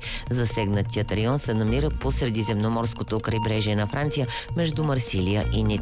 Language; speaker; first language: Bulgarian; native; Bulgarian